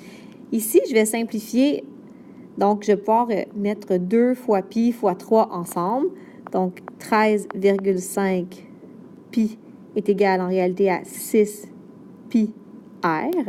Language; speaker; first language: French; native; French